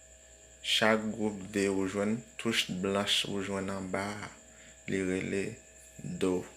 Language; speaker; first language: French; non-native, learner; Haitian Creole